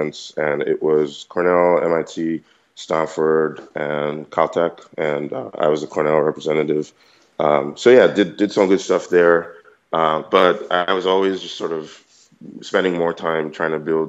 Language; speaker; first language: English; non-native, local second language; Yoruba